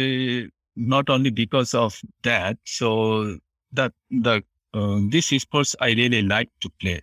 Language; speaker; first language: English; non-native, local second language; Bangla